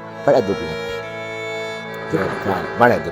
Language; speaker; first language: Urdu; early bilingual, other home language; Pashto